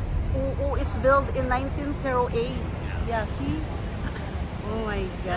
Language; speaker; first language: English; non-native, local second language; Filipino